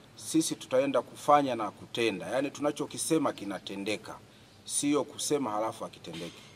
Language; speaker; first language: Swahili; native; Swahili